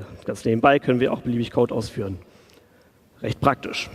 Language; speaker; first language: German; native; German